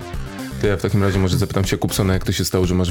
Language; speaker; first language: Polish; native; Polish